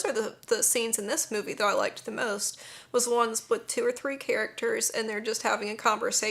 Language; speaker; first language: English; native; English